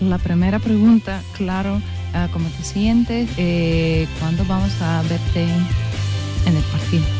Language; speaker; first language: Spanish; non-native, learner; Russian